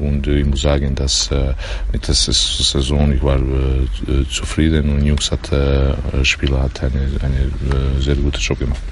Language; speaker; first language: German; non-native, learner; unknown